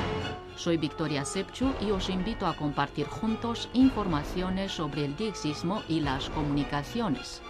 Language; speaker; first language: Spanish; non-native, fluent; Romanian